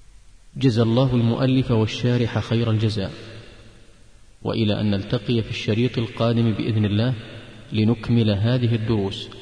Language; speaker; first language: Arabic; native; Arabic